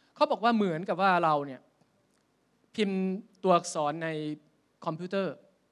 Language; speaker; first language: Thai; native; Thai